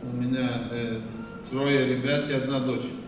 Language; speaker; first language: Russian; non-native, local second language; Lithuanian